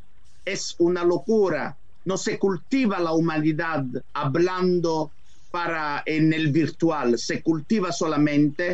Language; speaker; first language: Spanish; non-native, fluent; Italian